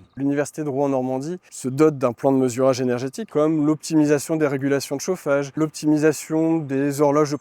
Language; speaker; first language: French; native; French